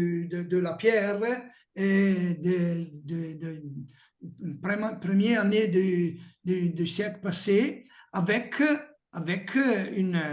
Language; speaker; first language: French; non-native, learner; Italian